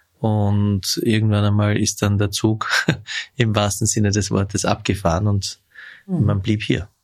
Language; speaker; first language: German; early bilingual, other home language; Turkish